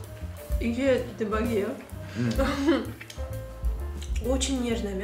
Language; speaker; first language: Russian; native; Russian